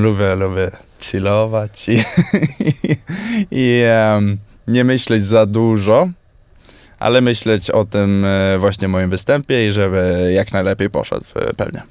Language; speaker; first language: Polish; early bilingual, heritage; Polish